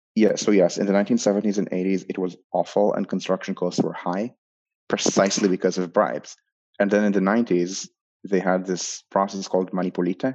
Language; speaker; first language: English; non-native, fluent; Hebrew